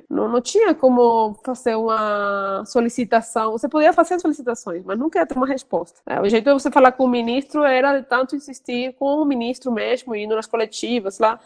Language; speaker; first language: Portuguese; non-native, fluent; Spanish